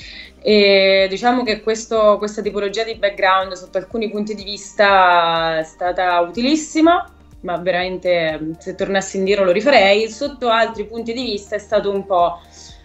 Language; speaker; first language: Italian; native; Italian